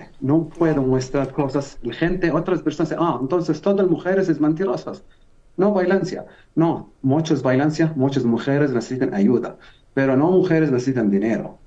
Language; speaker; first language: Spanish; non-native, learner; Arabic